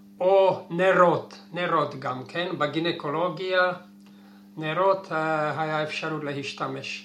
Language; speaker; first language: Hebrew; non-native, fluent; Czech